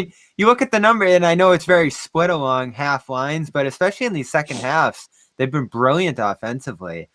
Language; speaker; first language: English; native; English